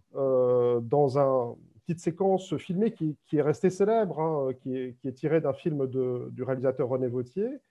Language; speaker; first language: French; native; French